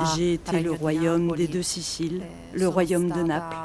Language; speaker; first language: French; non-native, fluent; Italian